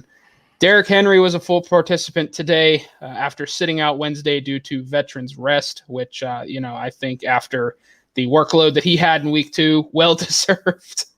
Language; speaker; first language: English; native; English